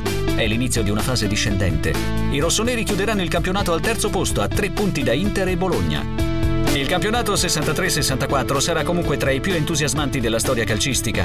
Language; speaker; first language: Italian; native; Italian